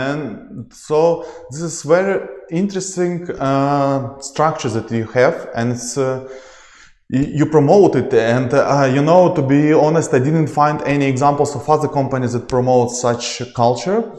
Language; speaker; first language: English; non-native, learner; Ukrainian